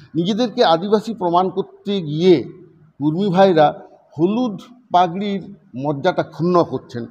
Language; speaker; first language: Bangla; non-native, local second language; Santali